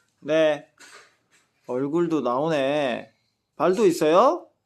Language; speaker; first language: Korean; native; Korean